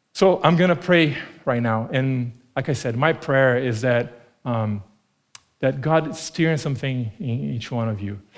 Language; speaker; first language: English; non-native, fluent; Portuguese